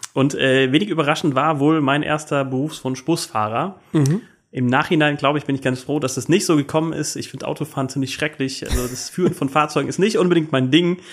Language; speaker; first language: German; native; German